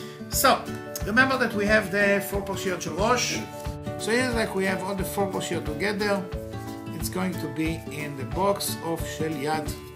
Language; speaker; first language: English; non-native, fluent; Hebrew